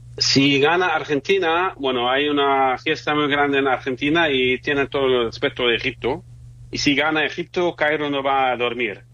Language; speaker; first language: Spanish; non-native, fluent; German